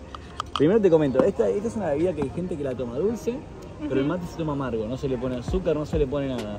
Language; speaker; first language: Spanish; native; Spanish